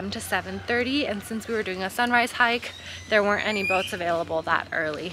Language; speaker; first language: English; native; English